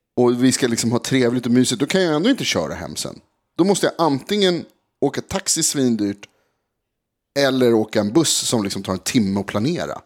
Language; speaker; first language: Swedish; native; Swedish